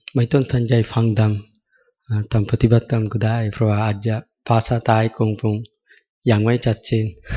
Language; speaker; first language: Thai; non-native, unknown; Sinhala